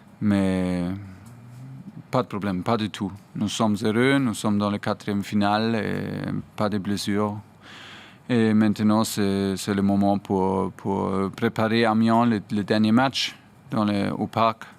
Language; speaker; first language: French; non-native, fluent; German